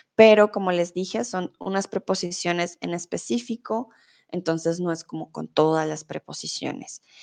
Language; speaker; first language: Spanish; native; Spanish